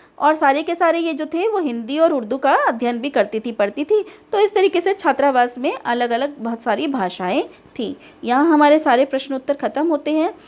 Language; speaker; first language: Hindi; native; Hindi